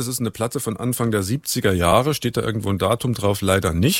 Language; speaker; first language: German; native; German